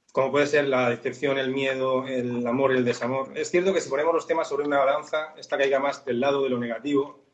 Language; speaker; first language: Spanish; native; Spanish